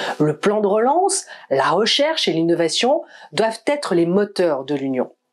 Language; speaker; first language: French; native; French